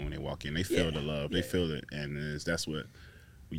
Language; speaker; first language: English; native; English